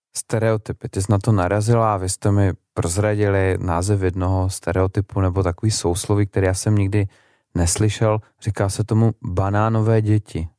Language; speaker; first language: Czech; native; Czech